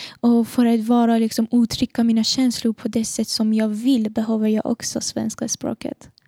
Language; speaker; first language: Swedish; non-native, fluent; Persian